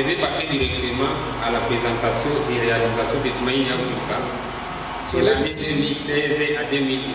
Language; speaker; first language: French; non-native, local second language; Swahili